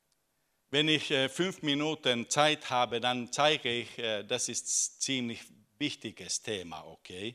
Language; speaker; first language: German; non-native, fluent; Finnish